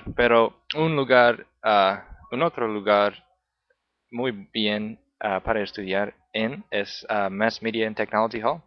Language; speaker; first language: Spanish; non-native, learner; English